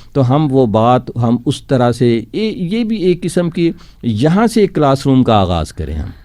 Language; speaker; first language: Urdu; non-native, local second language; Punjabi